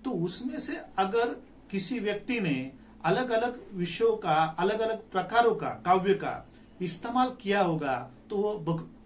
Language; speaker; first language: Hindi; non-native, local second language; Marathi